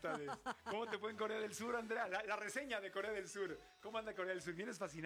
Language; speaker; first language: Spanish; native; Spanish